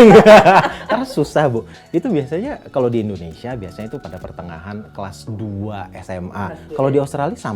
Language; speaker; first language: Indonesian; native; Indonesian